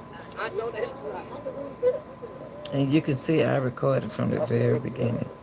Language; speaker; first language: English; native; English